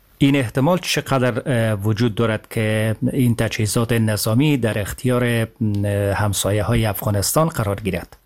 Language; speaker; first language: Persian; native; Persian